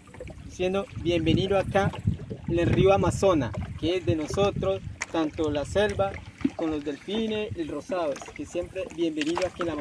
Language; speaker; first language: Spanish; non-native, local second language; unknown